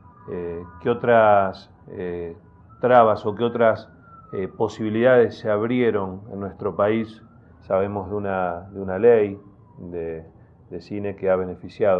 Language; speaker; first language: Spanish; native; Spanish